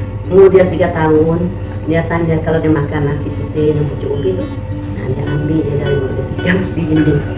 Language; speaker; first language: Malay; non-native, local second language; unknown